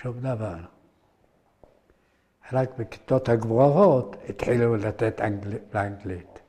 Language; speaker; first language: Hebrew; early bilingual, other home language; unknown